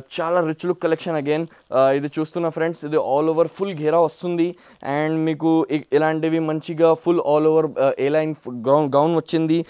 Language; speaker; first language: Telugu; non-native, local second language; Hindi